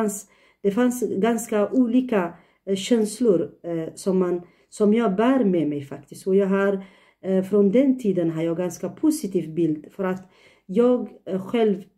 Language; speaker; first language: Swedish; non-native, fluent; Tigrinya